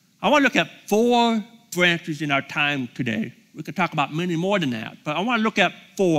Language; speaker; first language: English; native; English